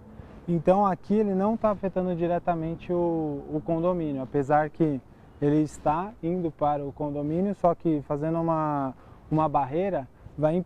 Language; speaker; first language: Portuguese; native; Portuguese